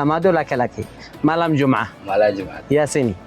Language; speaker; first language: Indonesian; non-native, learner; Arabic